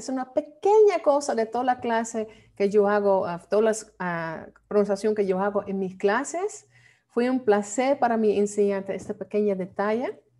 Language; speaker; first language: Spanish; non-native, fluent; Dutch